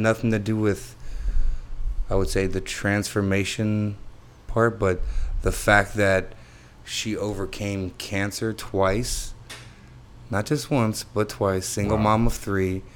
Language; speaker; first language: English; native; English